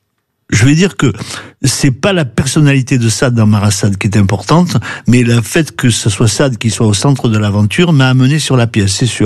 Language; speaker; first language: French; native; French